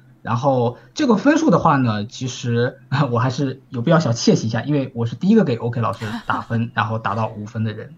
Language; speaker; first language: Chinese; native; Chinese